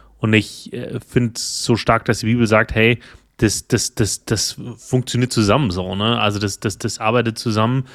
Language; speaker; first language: German; native; German